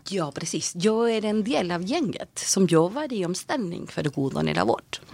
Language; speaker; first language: Swedish; non-native, fluent; Spanish